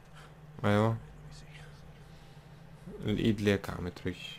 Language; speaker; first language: Arabic; native; Arabic